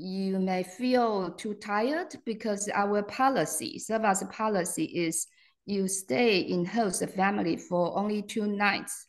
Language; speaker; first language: English; non-native, fluent; Chinese